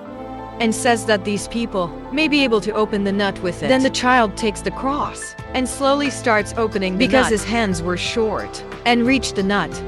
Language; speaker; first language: English; non-native, local second language; Hindi